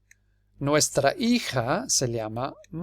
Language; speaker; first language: Spanish; non-native, fluent; English